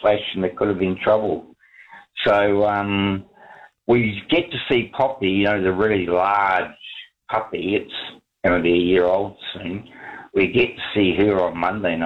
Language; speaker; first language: English; native; English